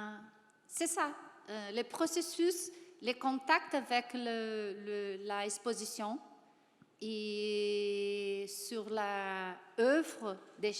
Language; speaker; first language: French; non-native, learner; Portuguese